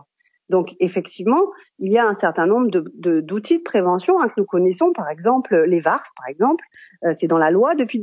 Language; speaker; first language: French; native; French